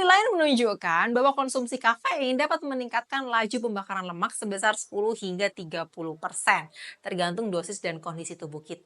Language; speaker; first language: Indonesian; native; Indonesian